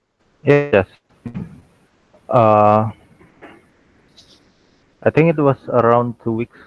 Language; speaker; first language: English; non-native, learner; Indonesian